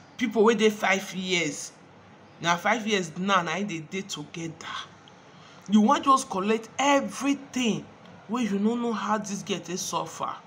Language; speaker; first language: Nigerian Pidgin; non-native, local second language; Igbo